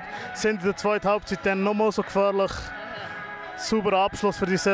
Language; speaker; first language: German; native; German